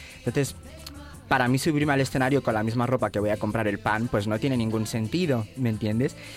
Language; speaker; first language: Spanish; early bilingual, other home language; Portuguese